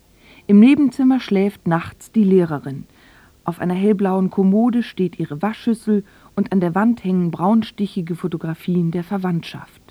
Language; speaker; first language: German; native; German